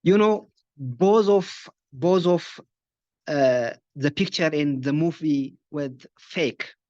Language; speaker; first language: English; non-native, local second language; Amharic